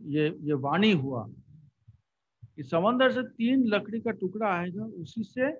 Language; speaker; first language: Hindi; non-native, local second language; Bangla